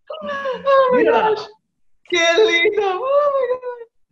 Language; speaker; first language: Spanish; early bilingual, heritage; Spanish